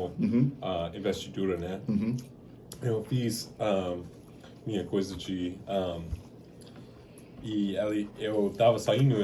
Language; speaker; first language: Portuguese; non-native, fluent; English